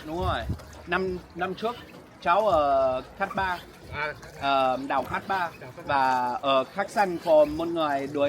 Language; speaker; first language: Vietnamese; non-native, learner; English